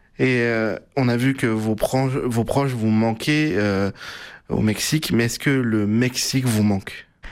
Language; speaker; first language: French; native; French